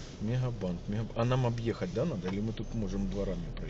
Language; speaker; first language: Russian; native; Russian